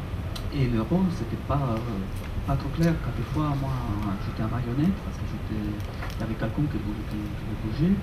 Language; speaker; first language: French; non-native, fluent; Italian